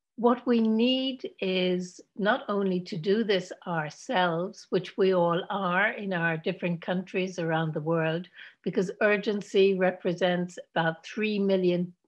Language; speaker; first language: English; native; English